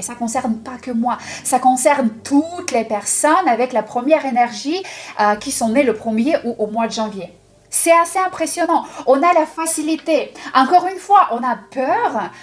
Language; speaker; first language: French; non-native, fluent; Russian